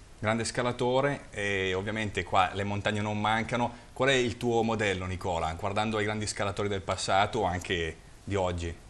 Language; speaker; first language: Italian; native; Italian